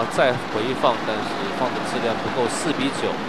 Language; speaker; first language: Chinese; native; Chinese